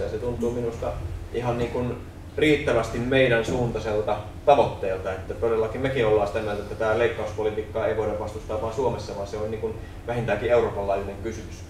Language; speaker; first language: Finnish; native; Finnish